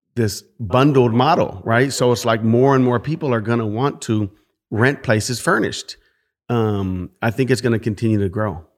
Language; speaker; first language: English; native; English